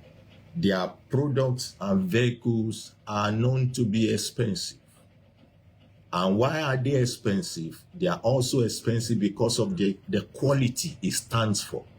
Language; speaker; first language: English; non-native, local second language; Yoruba